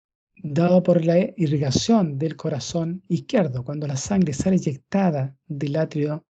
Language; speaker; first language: Spanish; native; Spanish